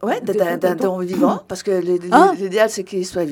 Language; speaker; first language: French; native; French